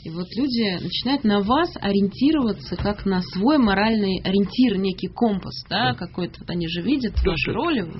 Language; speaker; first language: Russian; native; Russian